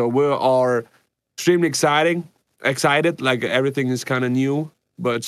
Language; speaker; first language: English; non-native, fluent; Swiss German